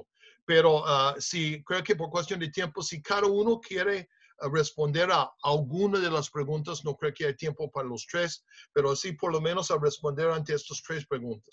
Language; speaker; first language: Spanish; non-native, fluent; English